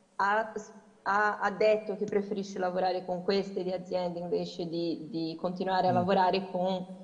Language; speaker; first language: Italian; non-native, fluent; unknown